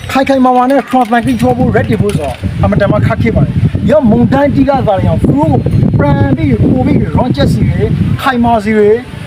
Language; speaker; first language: Burmese; native; Burmese